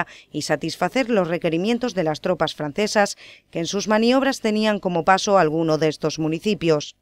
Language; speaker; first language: Spanish; native; Spanish